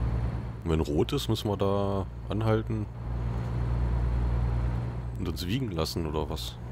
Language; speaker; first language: German; native; German